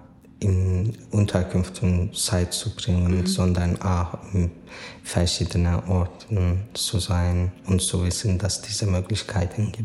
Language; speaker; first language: German; non-native, learner; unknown